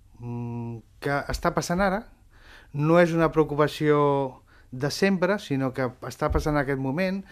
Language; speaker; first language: Catalan; native; Catalan